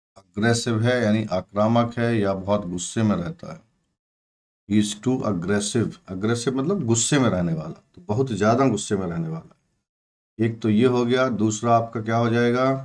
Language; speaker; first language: Hindi; native; Hindi